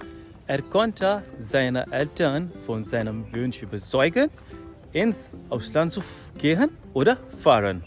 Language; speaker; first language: German; non-native, fluent; Hindi